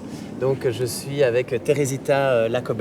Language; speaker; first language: French; native; French